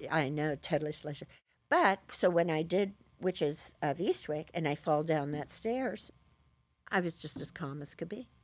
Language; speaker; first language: English; native; English